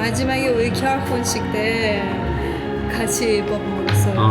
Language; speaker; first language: Korean; non-native, learner; Persian